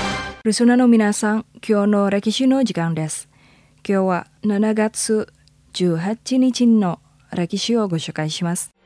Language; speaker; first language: Japanese; non-native, fluent; Indonesian